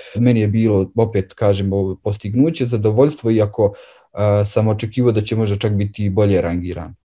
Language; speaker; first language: Bosnian; native; Bosnian